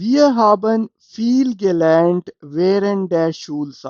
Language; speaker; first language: German; non-native, fluent; Urdu